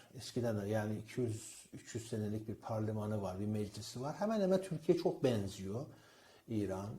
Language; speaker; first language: Turkish; non-native, fluent; Persian